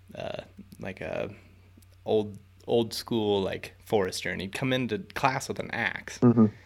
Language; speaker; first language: English; native; English